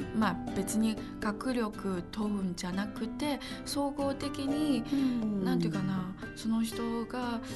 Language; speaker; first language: Japanese; non-native, fluent; Chinese